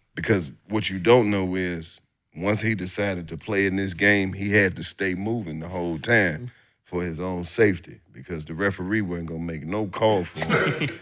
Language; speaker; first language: English; native; English